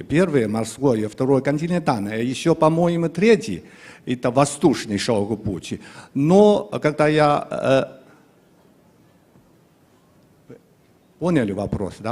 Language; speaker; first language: Russian; non-native, fluent; Chinese